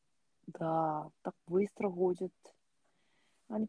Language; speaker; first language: Russian; non-native, learner; Korean